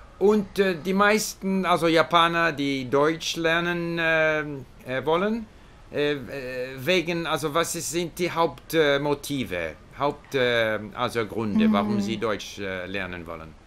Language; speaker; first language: German; non-native, learner; English